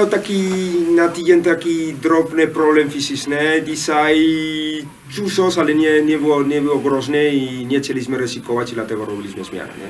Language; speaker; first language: Polish; non-native, learner; Spanish